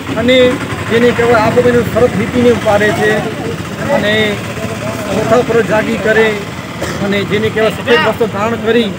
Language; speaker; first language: Gujarati; non-native, local second language; Kachhi